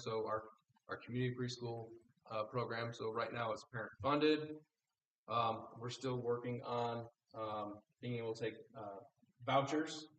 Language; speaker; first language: English; native; English